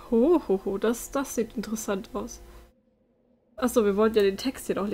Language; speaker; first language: German; native; German